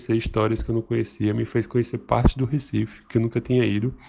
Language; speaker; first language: Portuguese; native; Portuguese